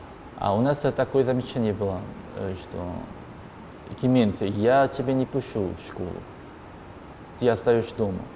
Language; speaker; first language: Russian; non-native, learner; Korean